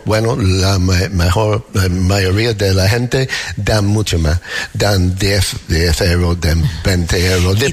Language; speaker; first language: Spanish; non-native, learner; English